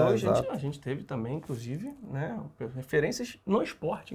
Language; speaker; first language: Portuguese; native; Portuguese